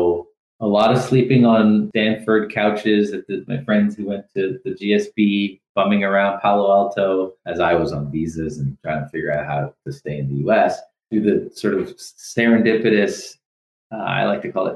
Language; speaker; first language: English; native; English